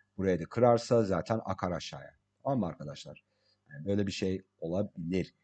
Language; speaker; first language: Turkish; early bilingual, heritage; English